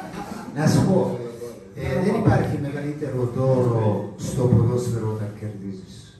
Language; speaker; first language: Greek; non-native, fluent; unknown